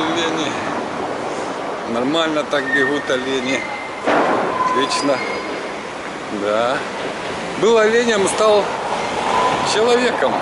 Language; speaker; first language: Russian; native; Russian